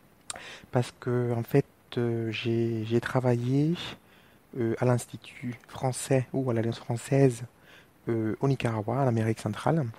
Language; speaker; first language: French; non-native, fluent; Spanish